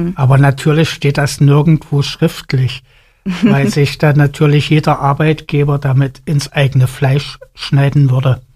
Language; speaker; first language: German; native; German